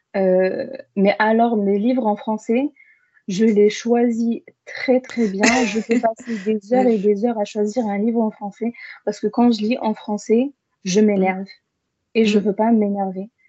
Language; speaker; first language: French; early bilingual, other home language; Arabic